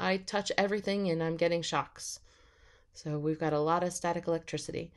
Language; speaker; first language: English; native; English